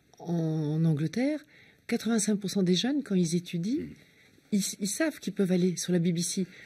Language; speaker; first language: French; native; French